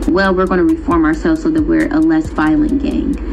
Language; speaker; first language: English; native; English